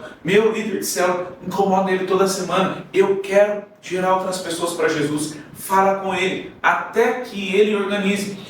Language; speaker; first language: Portuguese; native; Portuguese